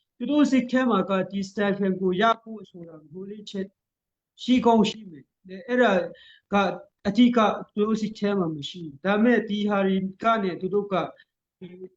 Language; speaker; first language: Burmese; non-native, local second language; Hakha Chin